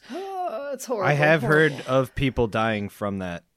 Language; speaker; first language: English; native; English